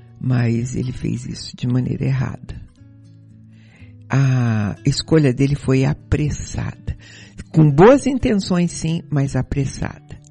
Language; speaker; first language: Portuguese; native; Portuguese